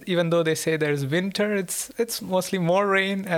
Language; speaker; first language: English; non-native, local second language; Malayalam